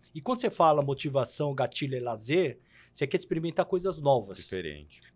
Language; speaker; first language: Portuguese; early bilingual, other home language; Korean